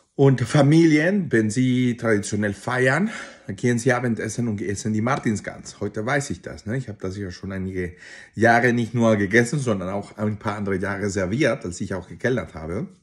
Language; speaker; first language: German; non-native, fluent; Spanish